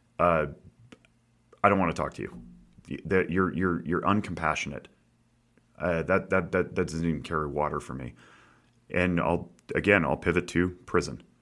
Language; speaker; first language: English; native; English